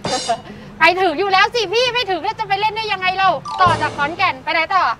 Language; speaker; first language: Thai; native; Thai